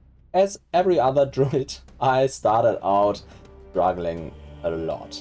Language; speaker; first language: English; non-native, fluent; German